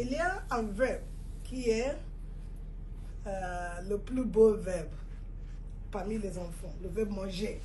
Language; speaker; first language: French; non-native, fluent; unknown